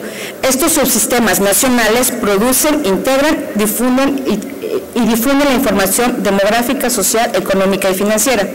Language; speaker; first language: Spanish; native; Spanish